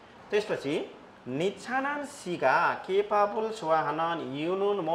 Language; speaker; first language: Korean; non-native, fluent; Nepali